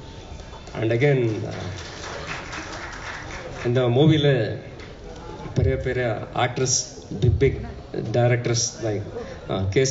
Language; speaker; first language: Tamil; non-native, learner; Kannada